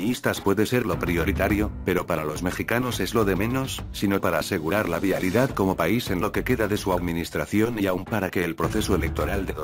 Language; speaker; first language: Spanish; native; Spanish